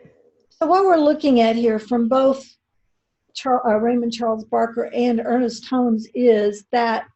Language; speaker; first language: English; native; English